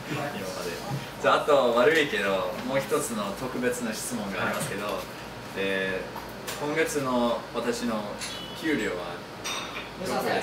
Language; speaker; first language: Japanese; non-native, learner; English